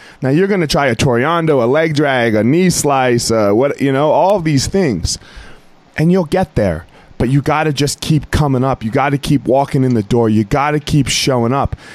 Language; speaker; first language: English; native; English